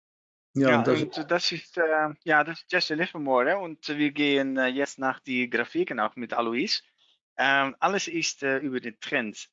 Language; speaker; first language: German; non-native, learner; Dutch